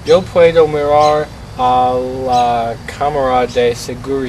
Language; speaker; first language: Spanish; non-native, learner; English